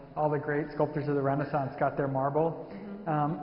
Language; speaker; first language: English; native; English